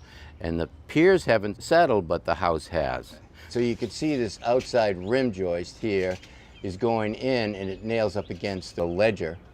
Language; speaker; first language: English; native; English